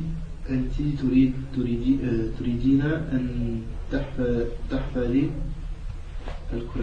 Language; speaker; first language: Arabic; non-native, learner; French